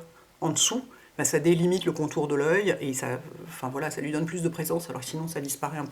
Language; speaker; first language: French; native; French